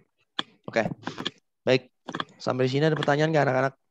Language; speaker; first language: Indonesian; native; Indonesian